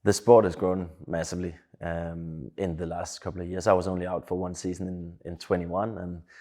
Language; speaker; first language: English; non-native, fluent; Danish